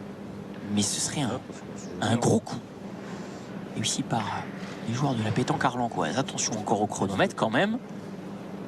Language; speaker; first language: French; native; French